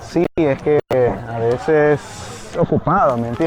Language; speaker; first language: Spanish; non-native, fluent; English